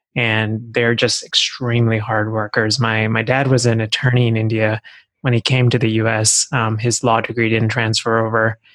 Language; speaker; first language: English; native; English